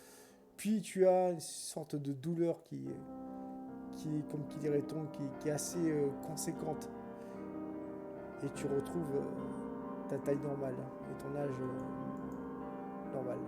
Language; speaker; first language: French; native; French